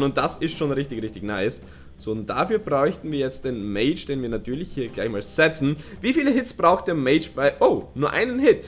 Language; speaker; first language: German; native; German